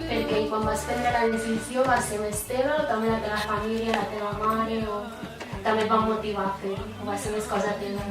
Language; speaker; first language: Catalan; native; Catalan